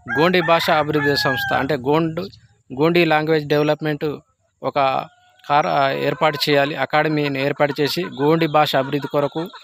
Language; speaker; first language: Telugu; non-native, local second language; Gondi